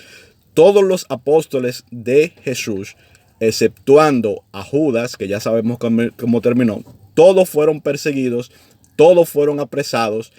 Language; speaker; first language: Spanish; native; Spanish